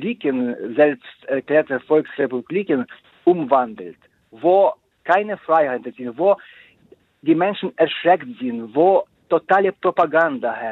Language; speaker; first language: German; non-native, fluent; Ukrainian